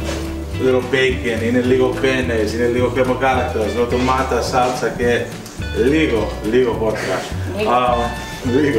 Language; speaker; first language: Greek; early bilingual, heritage; English